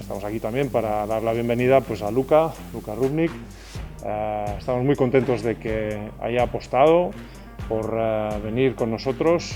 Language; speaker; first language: Spanish; native; Spanish